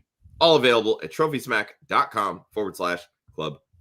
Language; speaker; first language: English; native; English